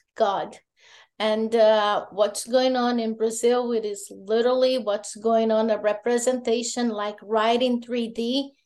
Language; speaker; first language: English; non-native, fluent; Portuguese